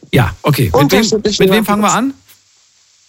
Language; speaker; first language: German; native; German